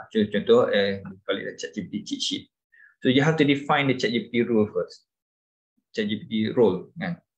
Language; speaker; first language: English; non-native, local second language; Malay